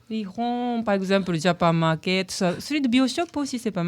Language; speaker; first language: French; non-native, fluent; Japanese